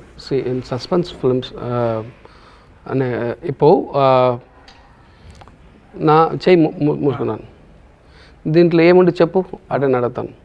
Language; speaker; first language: Telugu; non-native, local second language; Tamil